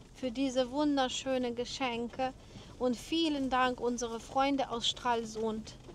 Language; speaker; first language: German; non-native, fluent; Ukrainian